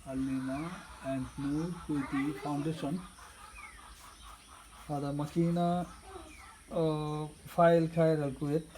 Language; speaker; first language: Arabic; non-native, learner; Bangla